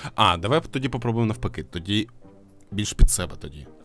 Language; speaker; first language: Ukrainian; non-native, local second language; Russian